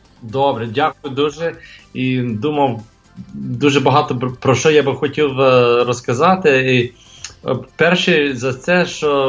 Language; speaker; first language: Ukrainian; early bilingual, heritage; English